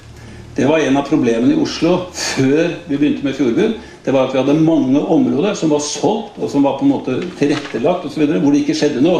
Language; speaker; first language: Norwegian; native; Norwegian